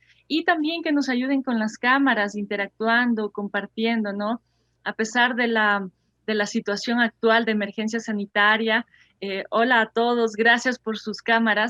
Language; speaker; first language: Spanish; native; Spanish